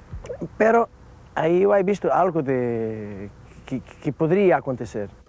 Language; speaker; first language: Spanish; non-native, learner; Portuguese